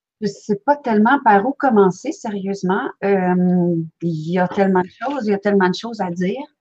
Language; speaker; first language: French; native; French